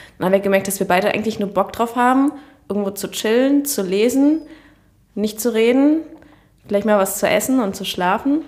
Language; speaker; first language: German; early bilingual, other home language; Turkish